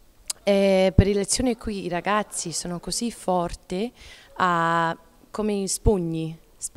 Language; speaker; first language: Italian; non-native, learner; English